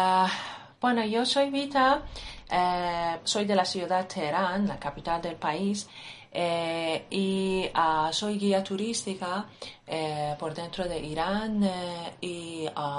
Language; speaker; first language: Spanish; non-native, fluent; Persian